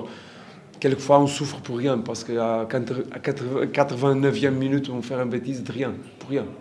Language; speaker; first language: French; non-native, learner; Portuguese